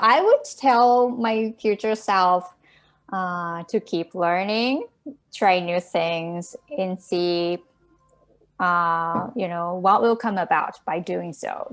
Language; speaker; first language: English; non-native, fluent; Japanese